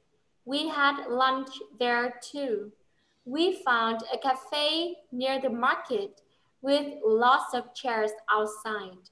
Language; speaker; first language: English; non-native, fluent; Vietnamese